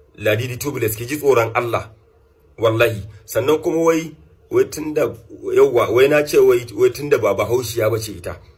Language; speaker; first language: Hausa; non-native, local second language; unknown